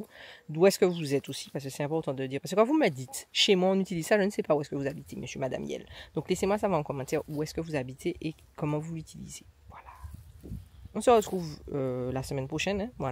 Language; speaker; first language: French; native; French